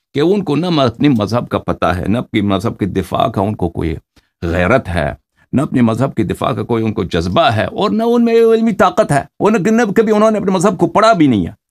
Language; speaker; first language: Hindi; non-native, fluent; Persian